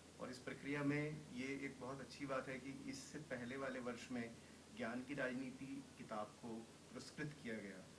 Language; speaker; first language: Hindi; native; Hindi